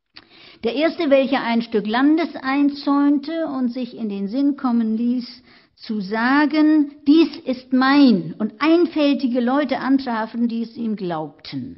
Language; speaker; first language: German; native; German